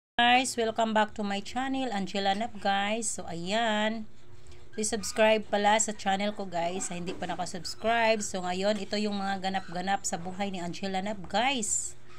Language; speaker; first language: Filipino; non-native, local second language; Cebuano